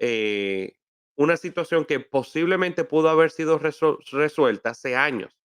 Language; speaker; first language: Spanish; native; Spanish